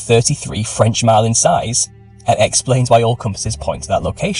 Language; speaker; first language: English; native; English